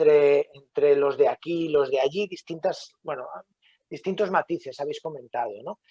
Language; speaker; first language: Spanish; native; Spanish